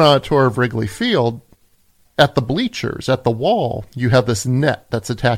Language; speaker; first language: English; native; English